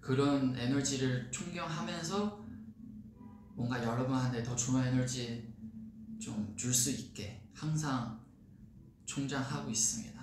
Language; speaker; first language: Korean; non-native, fluent; Chinese